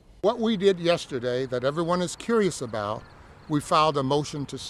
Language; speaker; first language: English; native; English